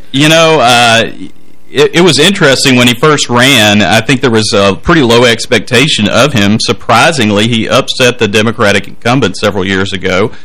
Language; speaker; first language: English; native; English